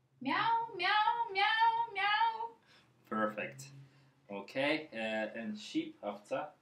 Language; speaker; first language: English; non-native, fluent; Russian